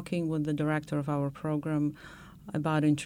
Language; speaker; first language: English; non-native, fluent; Ukrainian